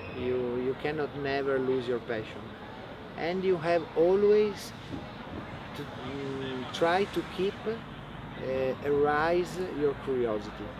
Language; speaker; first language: English; non-native, fluent; Italian